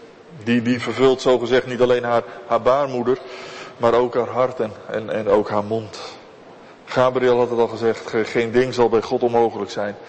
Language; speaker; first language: Dutch; native; Dutch